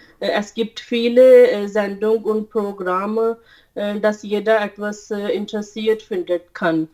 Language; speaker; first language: German; non-native, learner; Urdu